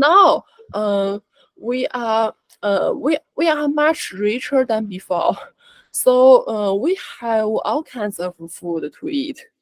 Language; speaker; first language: English; non-native, learner; Chinese